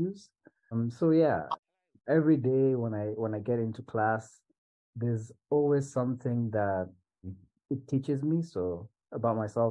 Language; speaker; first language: English; non-native, local second language; Swahili